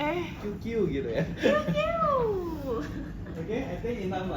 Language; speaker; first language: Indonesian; native; Indonesian